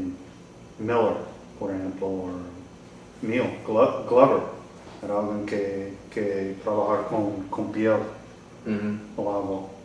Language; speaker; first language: Spanish; non-native, learner; English